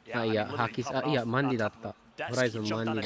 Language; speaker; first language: Japanese; non-native, learner; Filipino